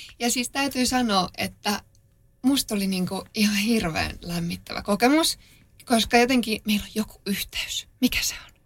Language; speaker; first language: Finnish; native; Finnish